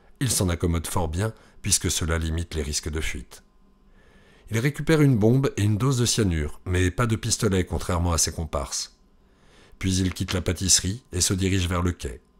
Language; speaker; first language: French; native; French